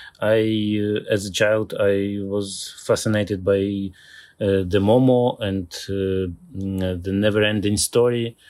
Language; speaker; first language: English; non-native, learner; Ukrainian